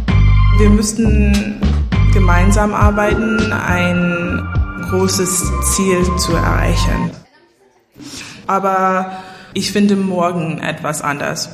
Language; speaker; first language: German; non-native, learner; English